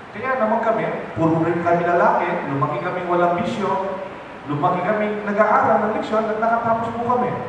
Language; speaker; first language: Filipino; non-native, local second language; Pampanga